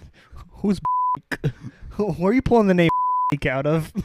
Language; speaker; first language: English; native; English